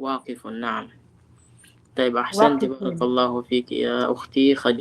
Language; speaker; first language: Arabic; non-native, fluent; Filipino